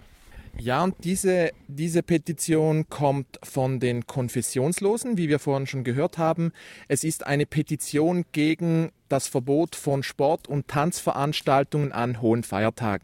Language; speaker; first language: German; native; German